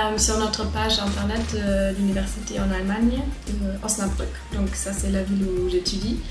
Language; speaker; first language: French; non-native, fluent; German